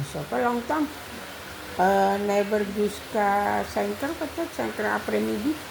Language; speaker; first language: French; non-native, learner; Indonesian